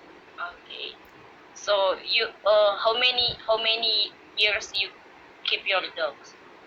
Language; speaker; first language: English; non-native, learner; Indonesian